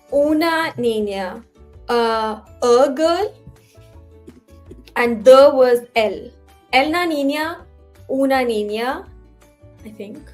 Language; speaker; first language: Spanish; non-native, learner; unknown